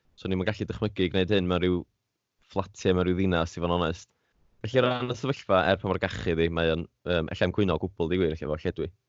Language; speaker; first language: Welsh; native; Welsh